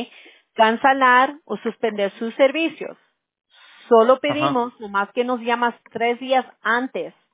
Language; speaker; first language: Spanish; early bilingual, heritage; English